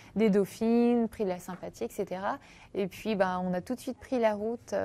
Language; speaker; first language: French; native; French